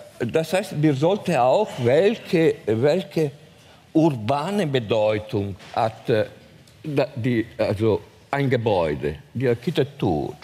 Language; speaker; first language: German; non-native, fluent; Italian